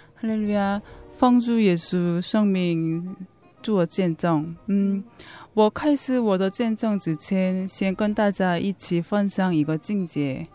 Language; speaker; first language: Chinese; non-native, fluent; Korean